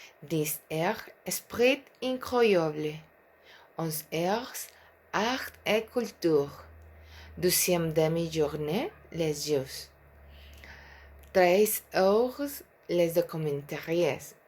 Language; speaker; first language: French; non-native, learner; Spanish